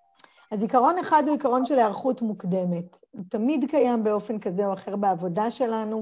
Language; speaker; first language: Hebrew; native; Hebrew